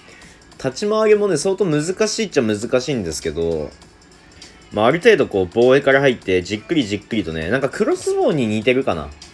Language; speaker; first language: Japanese; native; Japanese